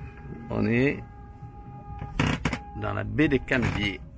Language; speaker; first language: French; native; French